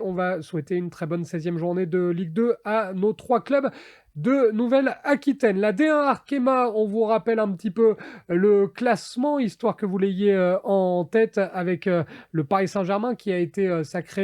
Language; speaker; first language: French; native; French